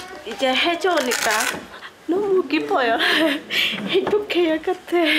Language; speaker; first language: Korean; non-native, learner; Khmer